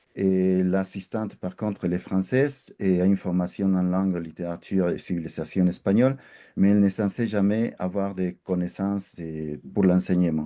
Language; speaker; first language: French; non-native, fluent; Spanish